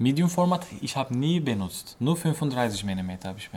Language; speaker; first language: German; non-native, fluent; Turkish